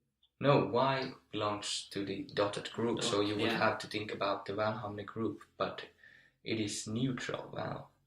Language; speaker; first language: English; non-native, fluent; Finnish